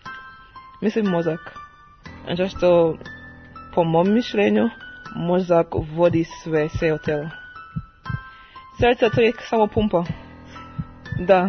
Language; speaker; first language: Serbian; non-native, learner; English